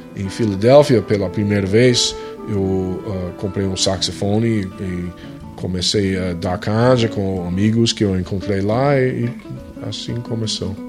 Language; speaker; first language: Portuguese; non-native, fluent; English